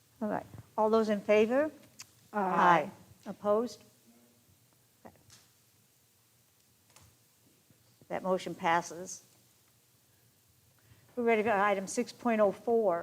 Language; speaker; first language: English; native; English